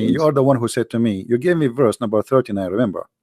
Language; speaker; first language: English; non-native, local second language; Arabic